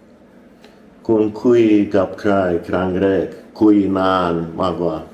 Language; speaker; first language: Thai; non-native, learner; English